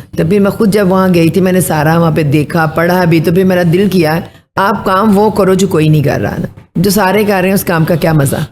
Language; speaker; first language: Urdu; non-native, local second language; Punjabi